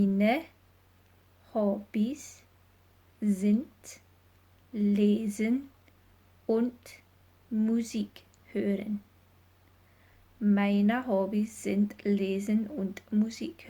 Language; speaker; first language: German; non-native, fluent; English